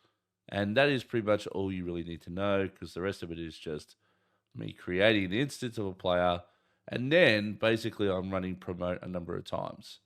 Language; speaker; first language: English; native; English